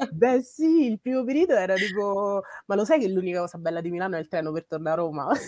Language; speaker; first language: Italian; early bilingual, other home language; English